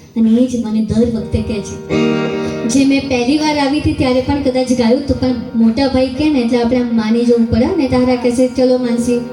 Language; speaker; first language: Gujarati; native; Gujarati